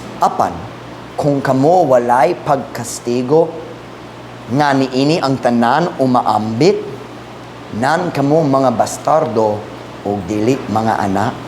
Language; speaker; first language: Cebuano; non-native, fluent; English